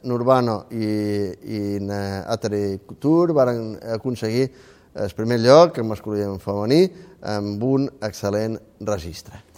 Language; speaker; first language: Catalan; native; Catalan